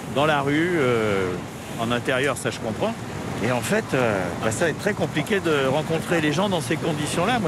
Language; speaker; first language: French; native; French